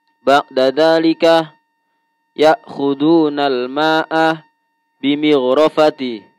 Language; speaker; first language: Arabic; non-native, learner; Indonesian